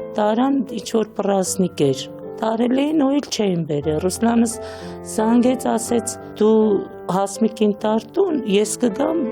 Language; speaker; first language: Armenian; native; Armenian